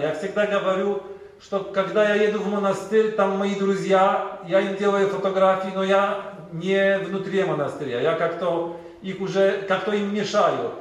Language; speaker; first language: Russian; non-native, learner; Polish